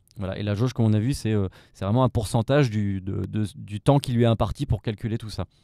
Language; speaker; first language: French; native; French